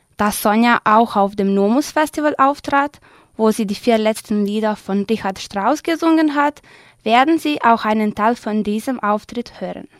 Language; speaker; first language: German; non-native, fluent; Serbian